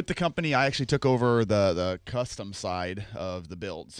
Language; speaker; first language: English; native; English